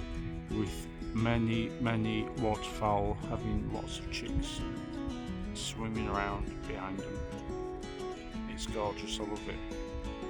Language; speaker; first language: English; native; English